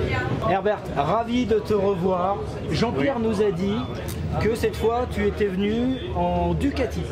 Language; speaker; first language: French; native; French